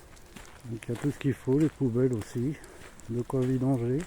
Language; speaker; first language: French; native; French